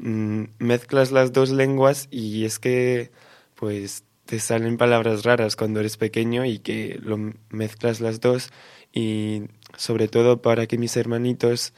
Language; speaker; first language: Spanish; early bilingual, heritage; Spanish